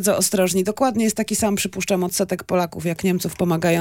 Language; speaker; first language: Polish; native; Polish